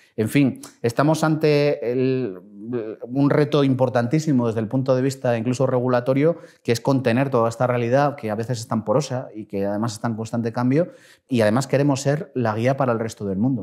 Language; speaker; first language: Spanish; native; Spanish